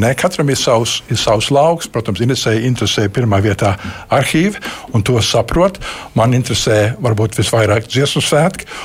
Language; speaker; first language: Latvian; early bilingual, heritage; Latvian